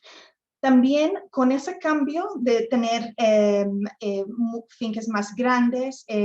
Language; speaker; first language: Spanish; non-native, fluent; English